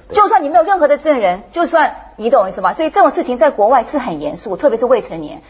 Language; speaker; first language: Chinese; early bilingual, heritage; English